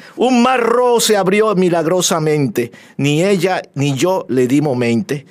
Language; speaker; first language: Spanish; native; Spanish